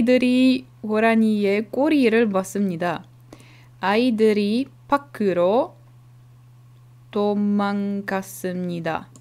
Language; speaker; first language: Korean; non-native, learner; Czech